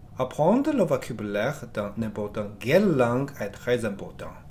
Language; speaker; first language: French; non-native, learner; Chinese